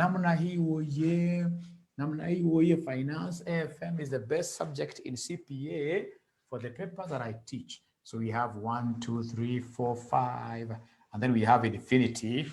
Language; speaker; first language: English; non-native, local second language; Swahili